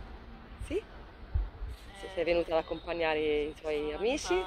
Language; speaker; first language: Italian; native; Italian